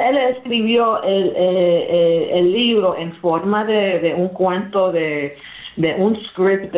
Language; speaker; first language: Spanish; early bilingual, heritage; English